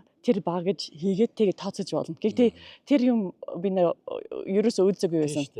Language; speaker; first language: Mongolian; non-native, learner; English